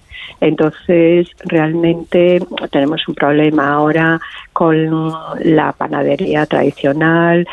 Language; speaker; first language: Spanish; native; Spanish